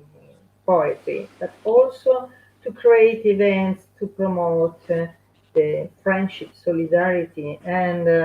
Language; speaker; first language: English; non-native, fluent; Italian